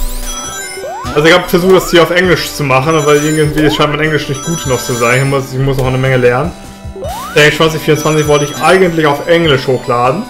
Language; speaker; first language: German; native; German